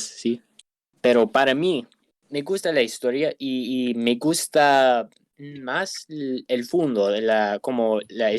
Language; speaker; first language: Spanish; non-native, learner; English